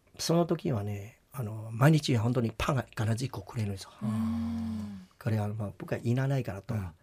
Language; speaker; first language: Japanese; non-native, fluent; Chinese